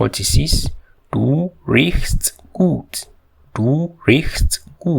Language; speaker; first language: German; non-native, fluent; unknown